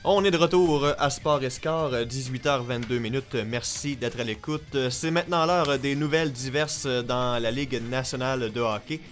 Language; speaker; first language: French; native; French